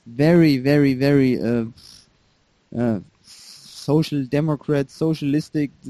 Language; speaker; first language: English; non-native, fluent; German